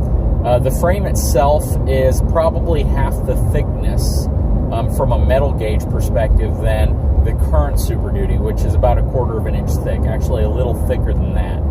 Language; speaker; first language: English; native; English